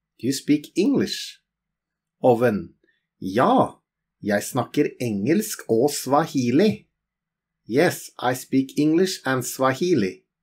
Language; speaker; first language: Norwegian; native; Norwegian